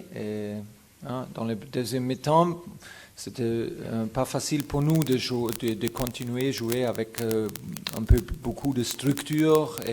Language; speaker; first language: French; non-native, fluent; German